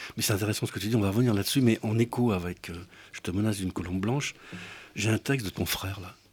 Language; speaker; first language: French; native; French